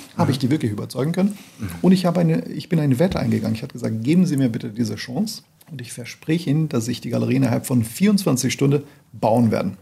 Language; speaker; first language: German; non-native, fluent; Portuguese